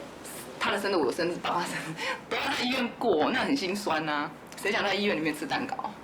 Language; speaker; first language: Chinese; native; Chinese